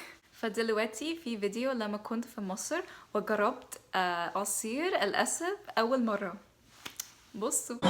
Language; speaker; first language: Arabic; non-native, fluent; English